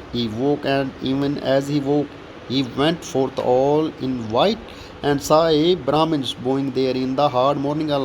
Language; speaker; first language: English; non-native, local second language; Punjabi